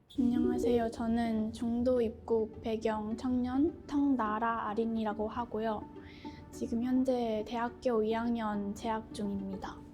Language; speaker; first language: Korean; early bilingual, other home language; Lao